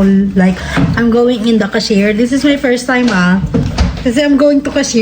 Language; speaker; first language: English; non-native, learner; Filipino